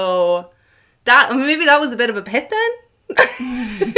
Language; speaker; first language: English; non-native, local second language; Irish